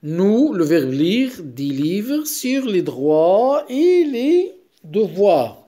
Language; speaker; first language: French; non-native, local second language; Arabic